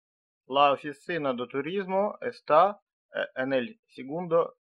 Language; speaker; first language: Spanish; non-native, learner; Russian